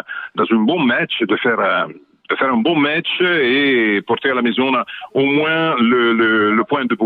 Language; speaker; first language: French; non-native, fluent; Italian